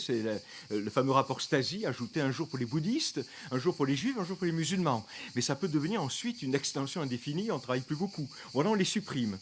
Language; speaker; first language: French; native; French